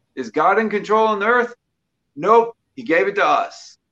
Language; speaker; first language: English; native; English